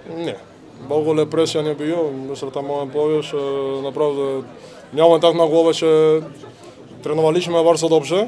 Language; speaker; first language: Polish; non-native, learner; Spanish